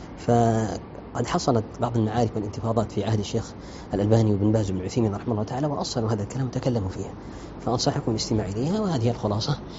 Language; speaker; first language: Arabic; non-native, fluent; Malay